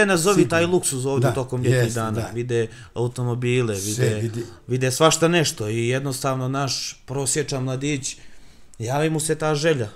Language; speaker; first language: Croatian; native; Croatian